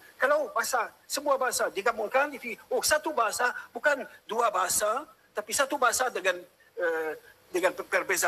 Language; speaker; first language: Indonesian; non-native, fluent; French